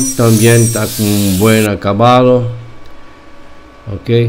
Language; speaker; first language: Spanish; non-native, fluent; Portuguese